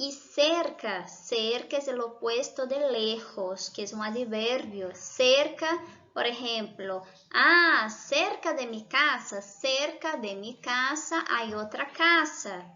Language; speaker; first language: Spanish; non-native, fluent; Portuguese